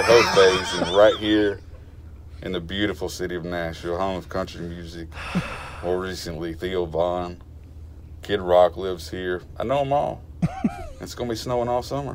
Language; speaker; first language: English; native; English